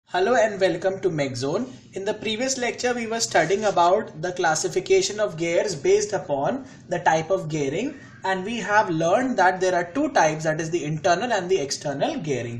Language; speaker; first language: English; non-native, local second language; Hindi